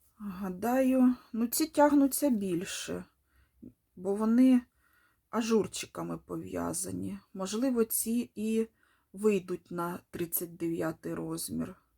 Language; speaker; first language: Ukrainian; non-native, local second language; Russian